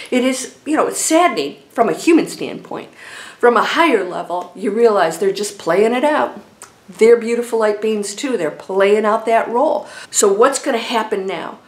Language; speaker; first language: English; native; English